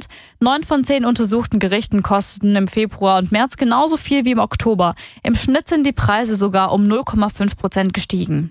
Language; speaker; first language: German; native; German